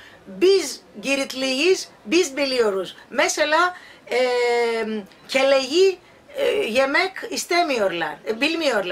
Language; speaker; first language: Turkish; non-native, fluent; Greek